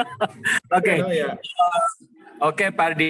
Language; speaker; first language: English; non-native, learner; Indonesian